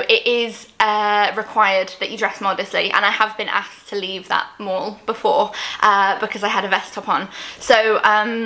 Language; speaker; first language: English; native; English